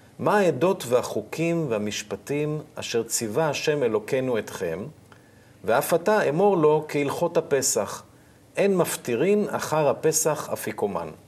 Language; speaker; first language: Hebrew; native; Hebrew